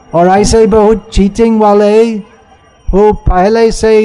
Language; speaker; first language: Hindi; non-native, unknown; English